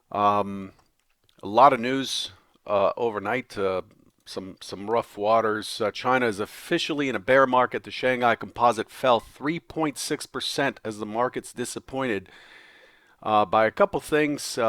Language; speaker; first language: English; native; English